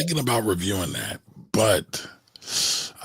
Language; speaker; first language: English; native; English